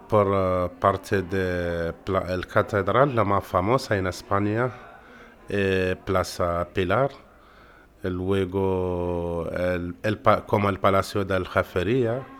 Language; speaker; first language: Spanish; non-native, fluent; Arabic